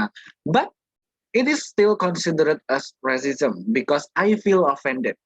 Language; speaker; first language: English; non-native, fluent; Indonesian